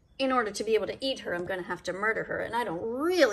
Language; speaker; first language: English; native; English